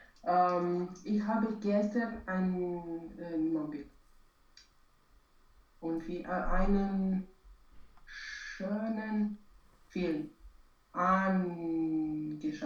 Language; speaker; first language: German; non-native, learner; Romanian